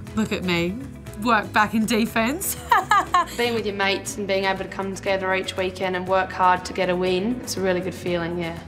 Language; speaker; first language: English; native; English